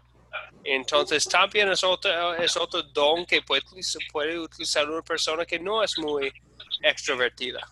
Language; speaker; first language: Spanish; non-native, fluent; English